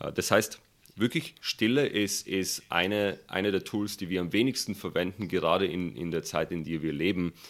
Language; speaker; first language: German; early bilingual, other home language; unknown